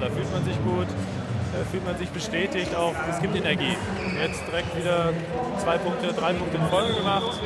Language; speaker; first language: German; native; German